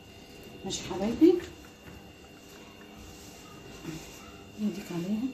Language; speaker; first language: Arabic; native; Arabic